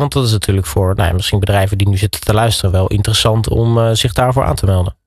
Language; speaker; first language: Dutch; native; Dutch